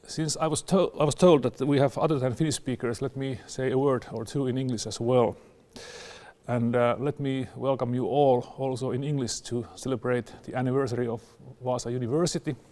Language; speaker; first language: English; non-native, fluent; Finnish